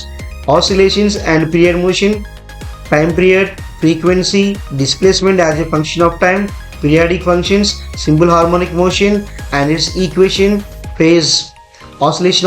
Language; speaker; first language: English; non-native, local second language; Telugu